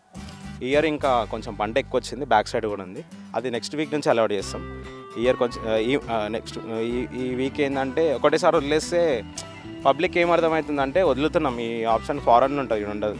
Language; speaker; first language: Telugu; native; Telugu